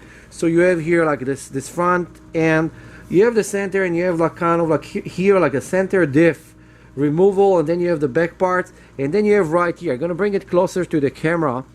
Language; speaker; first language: English; non-native, fluent; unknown